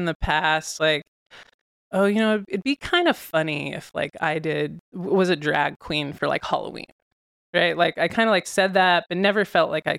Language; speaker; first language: English; native; English